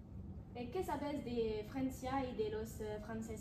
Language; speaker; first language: Spanish; non-native, learner; French